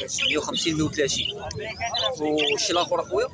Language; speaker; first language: Arabic; native; Arabic